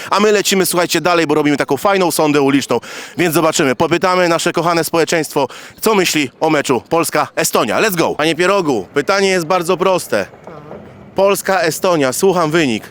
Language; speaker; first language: Polish; native; Polish